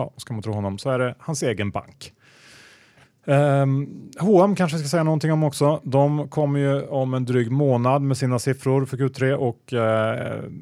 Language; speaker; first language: Swedish; native; Swedish